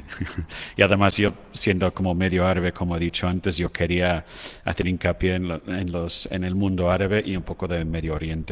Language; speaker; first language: Spanish; non-native, fluent; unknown